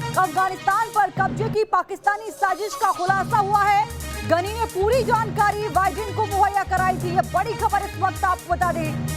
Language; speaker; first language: Hindi; native; Hindi